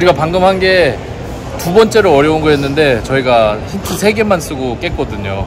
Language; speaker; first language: Korean; native; Korean